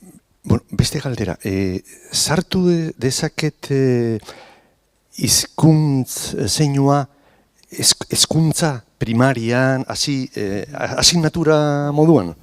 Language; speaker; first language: Basque; non-native, local second language; Spanish